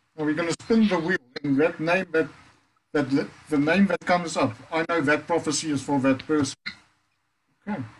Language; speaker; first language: English; non-native, local second language; Afrikaans